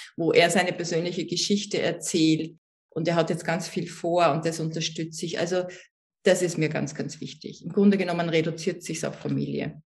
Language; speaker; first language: German; native; German